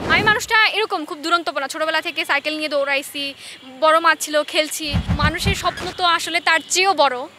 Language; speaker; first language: Bangla; non-native, local second language; Chakma